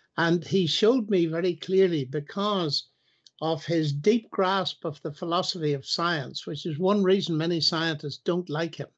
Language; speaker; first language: English; native; English